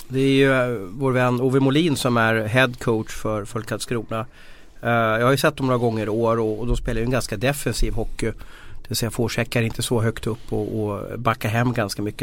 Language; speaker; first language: Swedish; native; Swedish